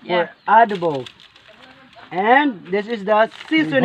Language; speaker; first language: English; non-native, learner; Cebuano